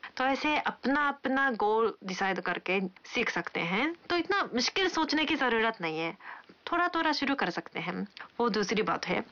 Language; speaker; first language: Hindi; non-native, fluent; Japanese